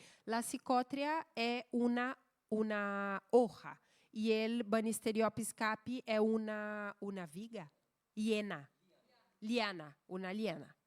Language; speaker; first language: Spanish; non-native, fluent; Portuguese